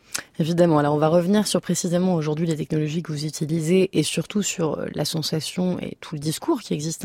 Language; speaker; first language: French; native; French